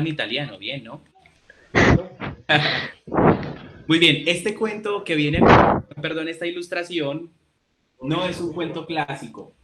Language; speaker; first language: Spanish; native; Spanish